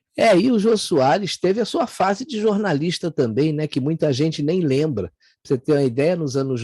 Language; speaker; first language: Portuguese; native; Portuguese